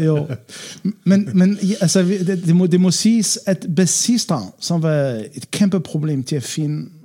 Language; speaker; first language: Danish; non-native, fluent; Arabic